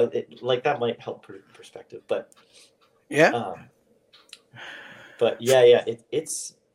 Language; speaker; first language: English; native; English